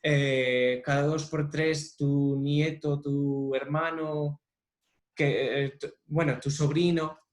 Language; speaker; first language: Spanish; non-native, fluent; English